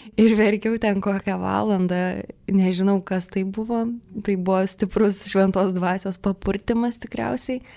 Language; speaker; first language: Lithuanian; early bilingual, heritage; Russian